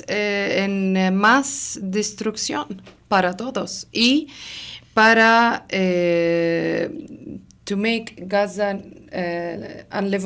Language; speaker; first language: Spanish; non-native, learner; Arabic